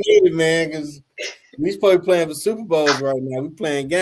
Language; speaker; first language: English; native; English